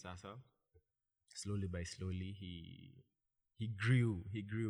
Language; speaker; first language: English; non-native, local second language; Swahili